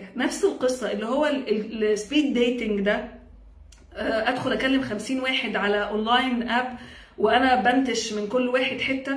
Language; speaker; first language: Arabic; native; Arabic